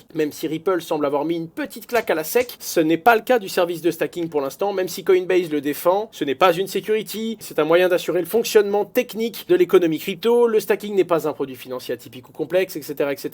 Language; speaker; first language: French; native; French